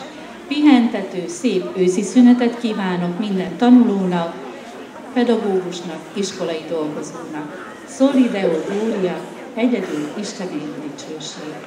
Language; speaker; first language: Hungarian; native; Hungarian